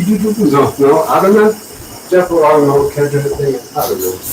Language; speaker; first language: English; non-native, learner; German